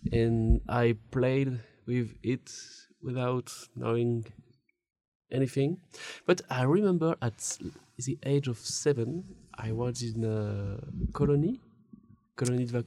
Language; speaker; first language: English; non-native, learner; French